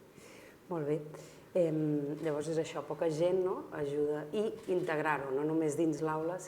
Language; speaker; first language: Catalan; native; Catalan